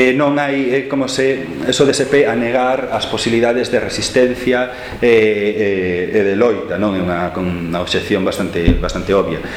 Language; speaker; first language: Galician; non-native, local second language; Spanish